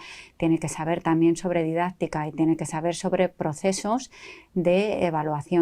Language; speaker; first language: Spanish; native; Spanish